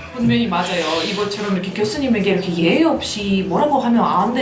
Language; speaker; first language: Korean; non-native, fluent; Russian